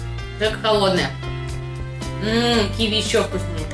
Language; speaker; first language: Russian; native; Russian